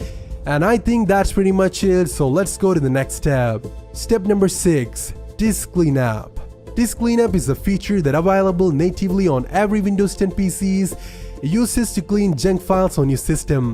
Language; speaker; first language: English; non-native, fluent; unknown